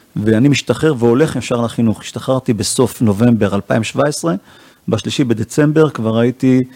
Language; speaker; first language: Hebrew; native; Hebrew